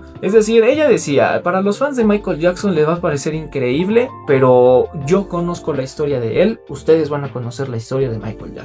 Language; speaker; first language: Spanish; native; Spanish